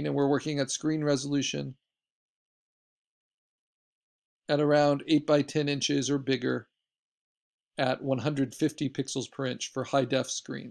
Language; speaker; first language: English; native; English